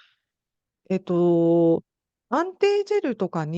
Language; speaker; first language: Japanese; native; Japanese